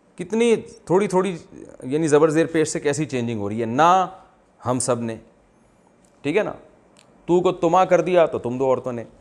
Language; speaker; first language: Urdu; native; Urdu